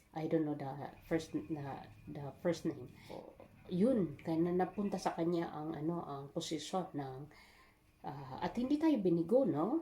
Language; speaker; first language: Filipino; non-native, local second language; Waray